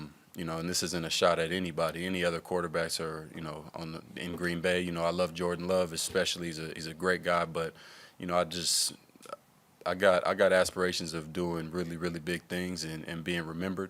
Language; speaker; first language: English; native; English